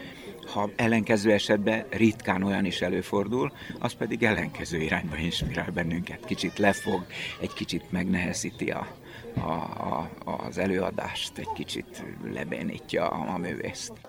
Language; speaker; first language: Hungarian; native; Hungarian